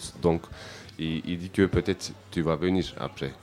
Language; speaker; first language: French; non-native, learner; Turkish